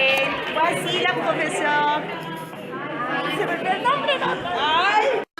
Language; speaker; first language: French; non-native, learner; Spanish